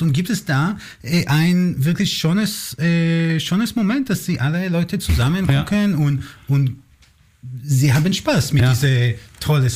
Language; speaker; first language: German; non-native, learner; Hebrew